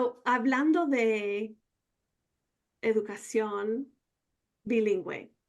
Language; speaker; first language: Spanish; non-native, fluent; English